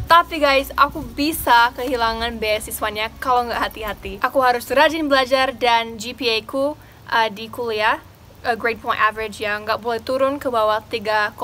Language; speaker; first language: Indonesian; non-native, fluent; English